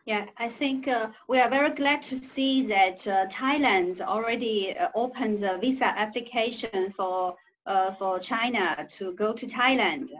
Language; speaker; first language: English; non-native, learner; Chinese